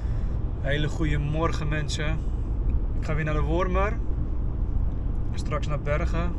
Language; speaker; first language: Dutch; native; Dutch